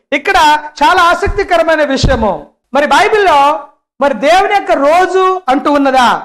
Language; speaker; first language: Telugu; non-native, local second language; Lambadi